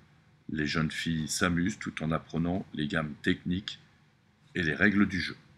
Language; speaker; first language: French; native; French